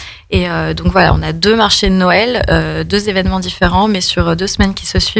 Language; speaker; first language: French; native; French